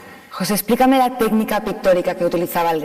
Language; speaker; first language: Spanish; native; Spanish